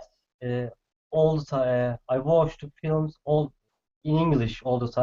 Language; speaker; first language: English; non-native, learner; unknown